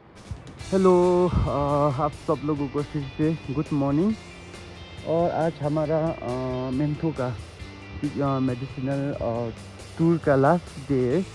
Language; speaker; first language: Hindi; non-native, local second language; Nepali